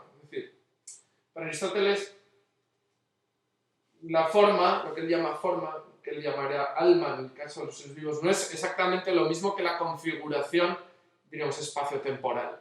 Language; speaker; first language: Spanish; native; Spanish